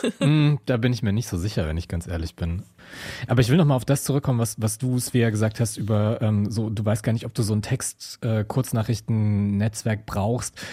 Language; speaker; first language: German; early bilingual, other home language; Arabic